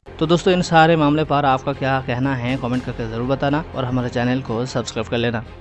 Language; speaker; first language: Hindi; non-native, local second language; Bangla